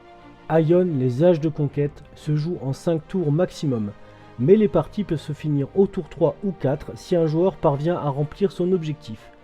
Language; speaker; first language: French; native; French